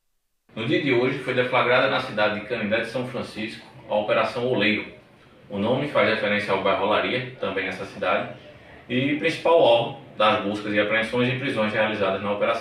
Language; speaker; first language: Portuguese; native; Portuguese